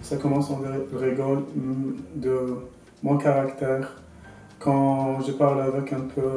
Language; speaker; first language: French; non-native, local second language; Arabic